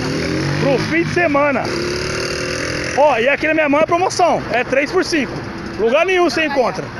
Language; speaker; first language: Portuguese; native; Portuguese